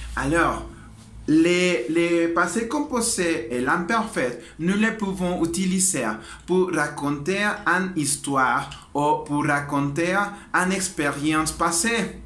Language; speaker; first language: French; non-native, learner; Spanish